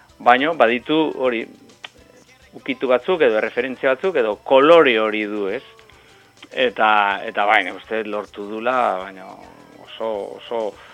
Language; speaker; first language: Basque; non-native, local second language; Spanish